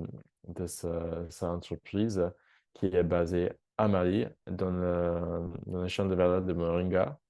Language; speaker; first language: French; non-native, fluent; English